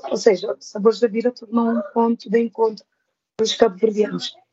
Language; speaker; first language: Portuguese; non-native, local second language; Kabuverdianu